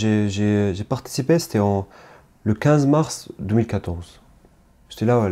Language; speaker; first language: French; non-native, fluent; Kurdish